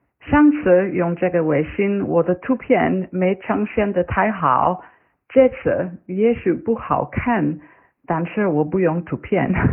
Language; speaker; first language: Chinese; non-native, learner; English